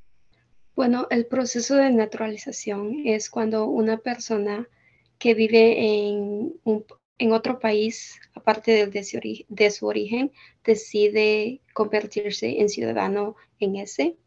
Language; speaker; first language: Spanish; early bilingual, heritage; Spanish